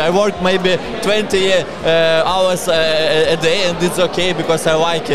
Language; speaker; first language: English; non-native, learner; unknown